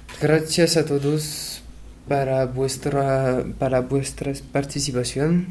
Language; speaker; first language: Spanish; non-native, learner; French